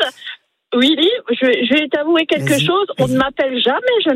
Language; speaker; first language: French; native; French